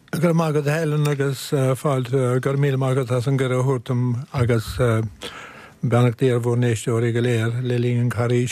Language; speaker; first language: Irish; native; Irish